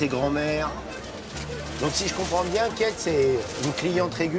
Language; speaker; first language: French; native; French